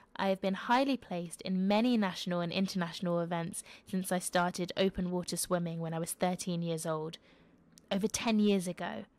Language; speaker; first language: English; native; English